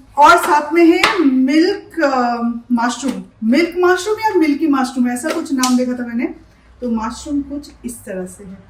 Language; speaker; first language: Hindi; non-native, local second language; Bangla